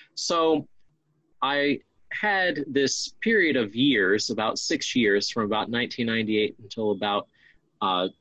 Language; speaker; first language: English; native; English